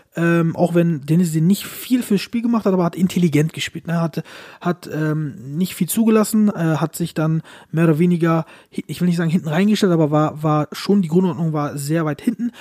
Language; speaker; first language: German; early bilingual, other home language; Turkish